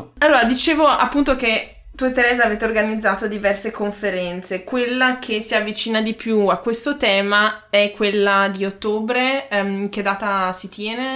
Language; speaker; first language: Italian; native; Italian